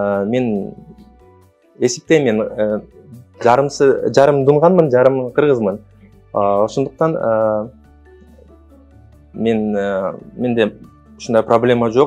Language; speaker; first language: Kyrgyz; non-native, local second language; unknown